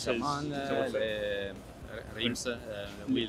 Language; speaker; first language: French; non-native, learner; Italian